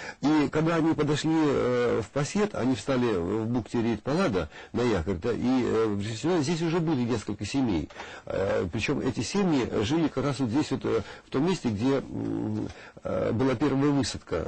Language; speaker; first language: Russian; native; Russian